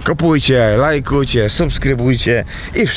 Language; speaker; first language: Polish; native; Polish